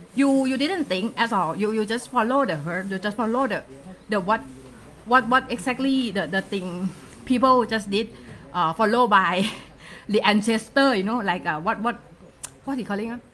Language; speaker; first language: English; non-native, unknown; Thai